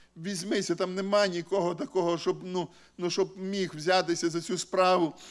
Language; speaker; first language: Ukrainian; native; Ukrainian